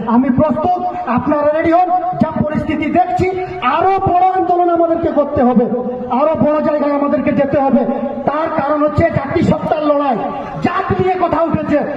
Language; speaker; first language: Bangla; non-native, local second language; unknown